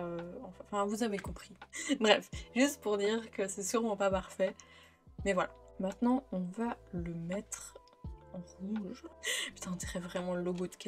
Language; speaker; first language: French; native; French